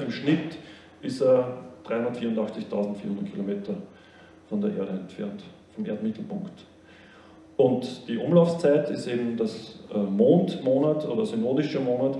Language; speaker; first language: German; native; German